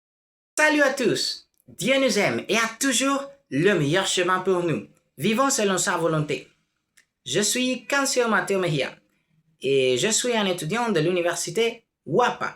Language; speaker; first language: French; non-native, learner; Spanish